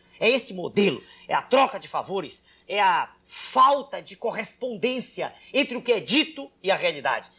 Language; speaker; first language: Portuguese; native; Portuguese